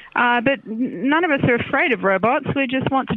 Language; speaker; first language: English; native; English